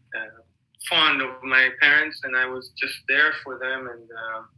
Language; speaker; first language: English; non-native, fluent; Hebrew